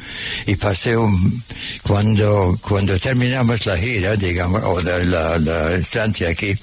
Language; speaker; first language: Spanish; non-native, fluent; English